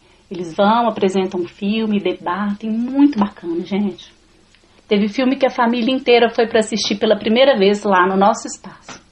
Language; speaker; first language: Portuguese; native; Portuguese